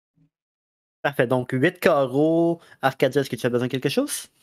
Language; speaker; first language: French; native; French